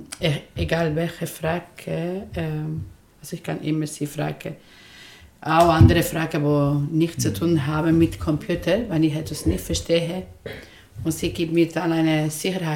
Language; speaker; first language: German; non-native, learner; Spanish